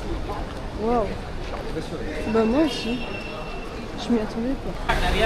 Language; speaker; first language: French; native; French